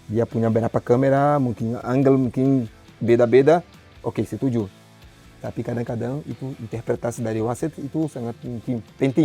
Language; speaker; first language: Indonesian; non-native, fluent; Portuguese